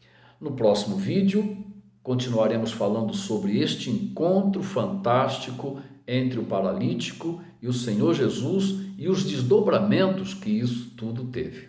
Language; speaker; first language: Portuguese; native; Portuguese